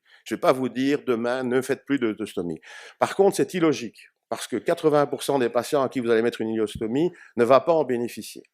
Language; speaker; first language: French; native; French